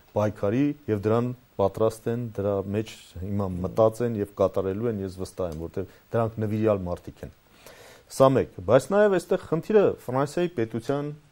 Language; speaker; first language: Armenian; native; Armenian